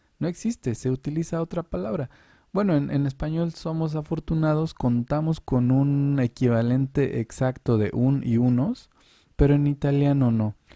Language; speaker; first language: Spanish; native; Spanish